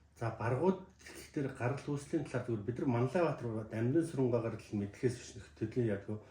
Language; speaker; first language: Mongolian; native; Mongolian